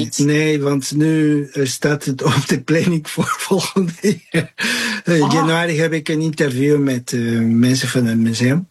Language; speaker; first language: Dutch; early bilingual, other home language; Spanish